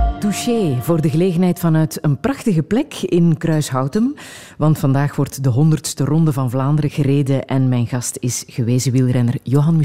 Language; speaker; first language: Dutch; native; Dutch